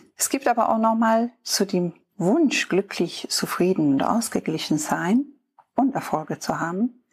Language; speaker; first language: German; non-native, fluent; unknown